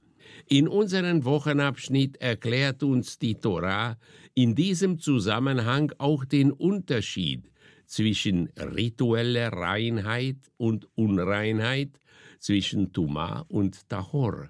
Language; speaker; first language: German; native; German